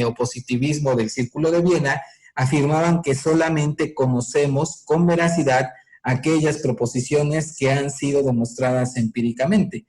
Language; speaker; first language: Spanish; native; Spanish